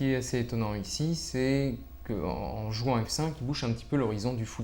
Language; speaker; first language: French; native; French